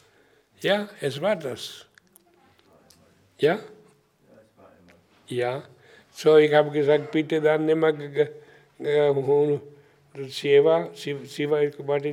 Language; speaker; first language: German; non-native, learner; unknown